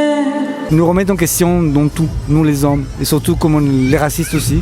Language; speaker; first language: French; non-native, fluent; Spanish